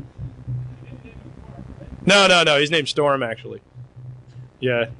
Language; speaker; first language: English; native; English